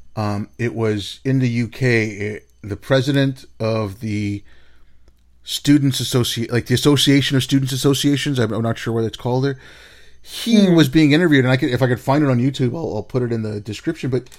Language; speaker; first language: English; non-native, local second language; Urdu